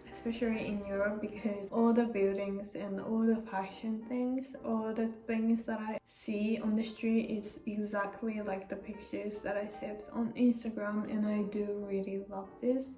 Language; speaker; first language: English; non-native, fluent; Japanese